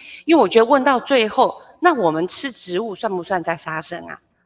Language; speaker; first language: Chinese; native; Chinese